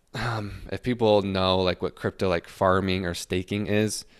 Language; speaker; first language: English; native; English